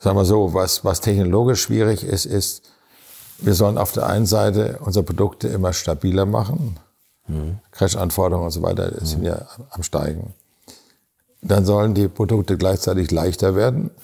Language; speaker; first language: German; native; German